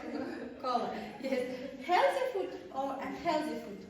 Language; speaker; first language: English; non-native, learner; Kazakh